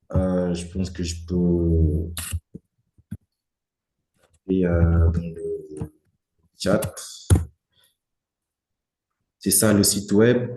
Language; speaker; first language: French; non-native, fluent; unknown